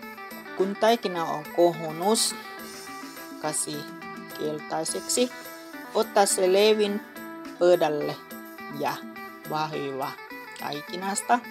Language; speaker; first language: Finnish; non-native, learner; Northeastern Thai